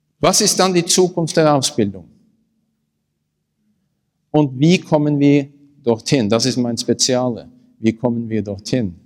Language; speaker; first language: German; non-native, learner; Norwegian